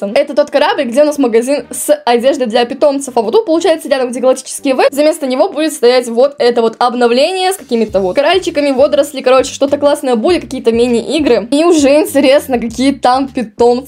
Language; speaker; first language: Russian; native; Russian